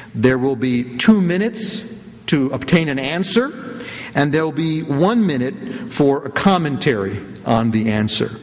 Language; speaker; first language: English; native; English